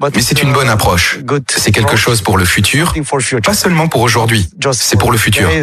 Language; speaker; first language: French; non-native, fluent; Romanian